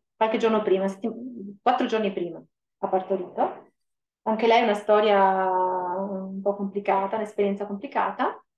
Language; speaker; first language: Italian; native; Italian